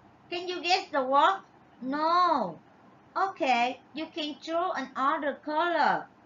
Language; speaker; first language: English; non-native, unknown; Vietnamese